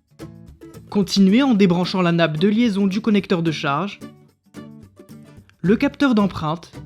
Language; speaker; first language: French; native; French